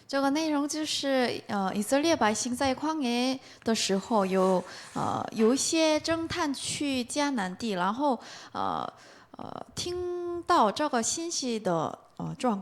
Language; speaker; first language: Chinese; non-native, learner; Korean